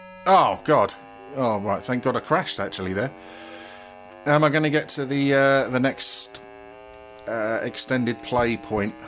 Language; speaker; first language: English; native; English